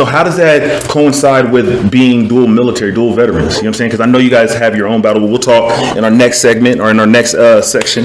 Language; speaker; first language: English; native; English